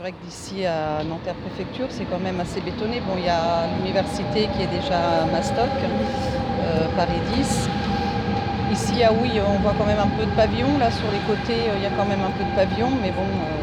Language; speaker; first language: French; native; French